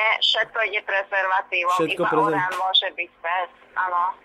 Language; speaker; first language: Slovak; non-native, local second language; Hungarian